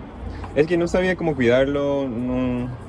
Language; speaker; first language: Spanish; non-native, fluent; English